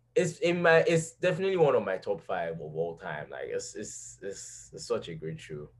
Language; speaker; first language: English; non-native, local second language; Yoruba